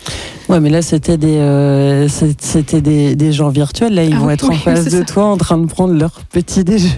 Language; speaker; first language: French; native; French